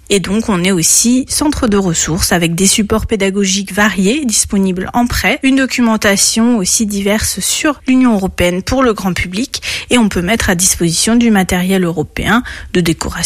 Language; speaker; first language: French; native; French